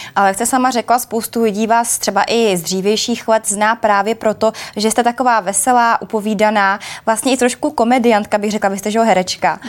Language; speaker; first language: Czech; native; Czech